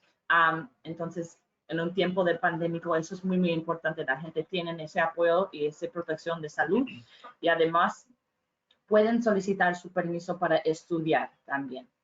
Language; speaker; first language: Spanish; non-native, fluent; English